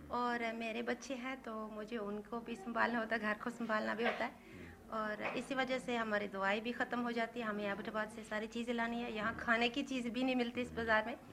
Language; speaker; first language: Urdu; non-native, fluent; Norwegian